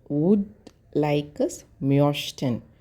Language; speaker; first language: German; non-native, learner; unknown